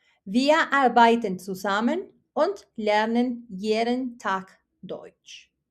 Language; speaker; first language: German; non-native, fluent; Spanish